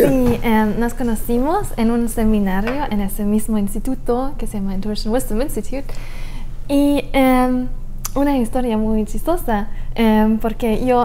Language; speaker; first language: Spanish; non-native, fluent; German